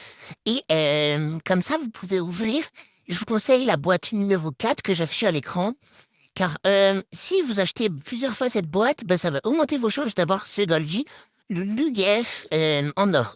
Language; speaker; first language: French; native; French